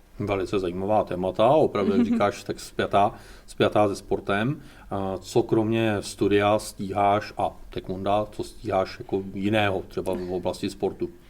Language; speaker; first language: Czech; native; Czech